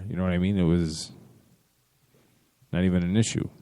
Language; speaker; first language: English; native; English